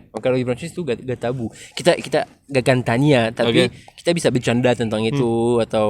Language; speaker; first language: Indonesian; non-native, fluent; French